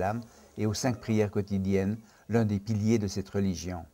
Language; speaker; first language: French; native; French